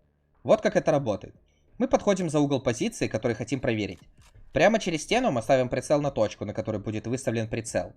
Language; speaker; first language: Russian; native; Russian